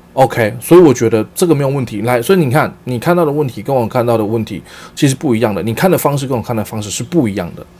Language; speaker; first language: Chinese; early bilingual, heritage; Chinese